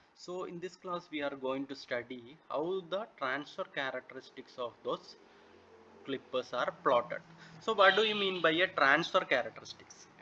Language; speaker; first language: English; non-native, local second language; Malayalam